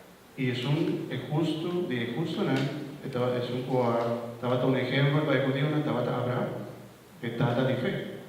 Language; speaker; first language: Spanish; non-native, learner; Papiamento